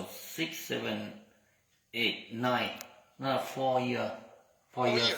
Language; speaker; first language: English; non-native, learner; Vietnamese